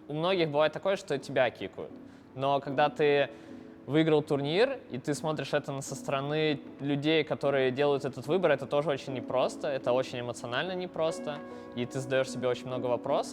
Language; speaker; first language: Russian; native; Russian